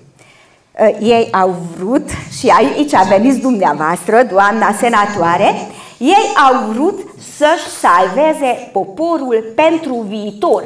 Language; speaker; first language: Romanian; non-native, local second language; Hungarian